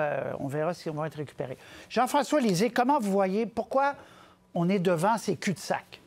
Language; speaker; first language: French; native; French